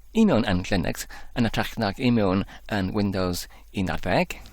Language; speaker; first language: Welsh; non-native, learner; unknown